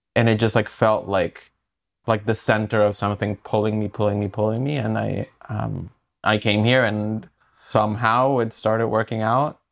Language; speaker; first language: English; non-native, fluent; Spanish